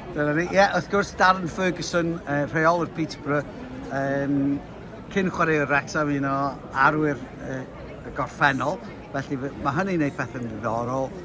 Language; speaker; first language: Welsh; native; Welsh